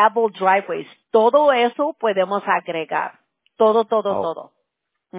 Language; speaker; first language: Spanish; early bilingual, heritage; Spanish